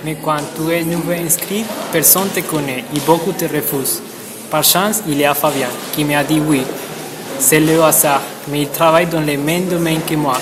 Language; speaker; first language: French; non-native, fluent; Spanish